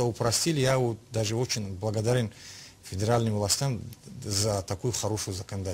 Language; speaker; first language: Russian; non-native, local second language; Tajik